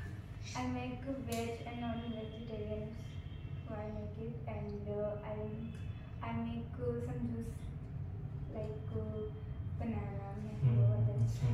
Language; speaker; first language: English; non-native, learner; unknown